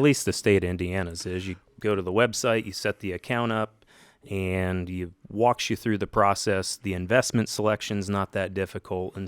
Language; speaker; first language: English; native; English